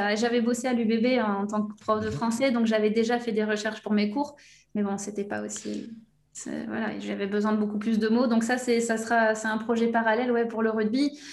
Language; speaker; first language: French; native; French